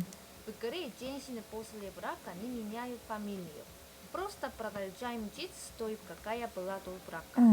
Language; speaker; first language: Russian; non-native, fluent; Korean